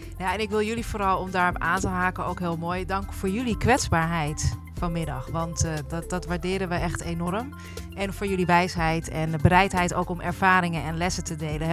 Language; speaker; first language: Dutch; native; Dutch